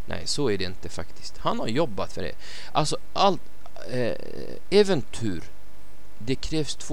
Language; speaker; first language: Swedish; non-native, fluent; Arabic